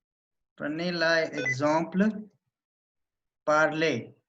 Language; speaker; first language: French; non-native, learner; Hindi